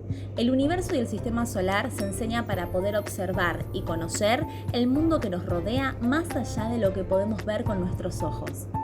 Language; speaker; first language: Spanish; native; Spanish